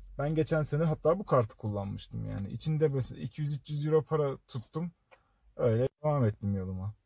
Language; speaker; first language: Turkish; native; Turkish